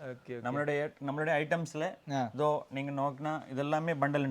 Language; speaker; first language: Malayalam; non-native, local second language; Tamil